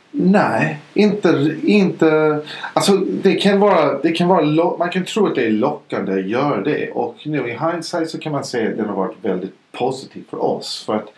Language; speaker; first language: Swedish; non-native, fluent; English